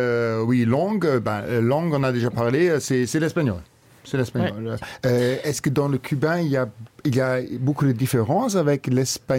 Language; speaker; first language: French; non-native, fluent; Luxembourgish